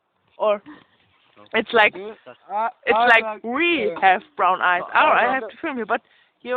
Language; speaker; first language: English; non-native, learner; German